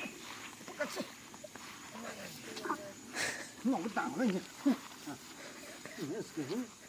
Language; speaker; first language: Chinese; native; Chinese